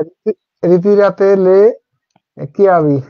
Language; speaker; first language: Italian; non-native, learner; Bangla